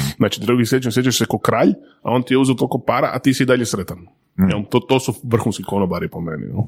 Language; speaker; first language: Croatian; native; Croatian